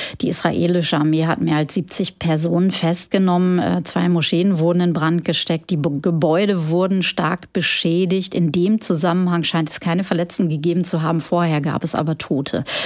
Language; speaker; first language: German; native; German